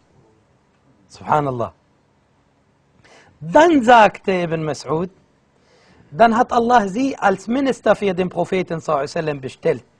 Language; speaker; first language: German; non-native, fluent; Arabic